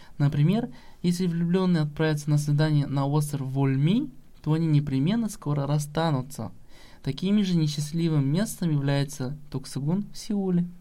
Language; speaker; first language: Russian; non-native, local second language; Kazakh